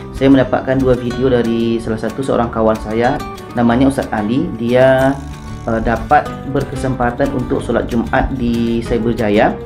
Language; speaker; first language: Malay; native; Malay